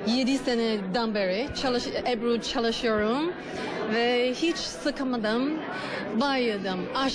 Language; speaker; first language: Turkish; non-native, learner; Chinese